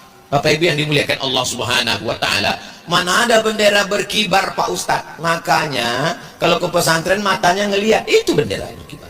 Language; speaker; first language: Indonesian; native; Indonesian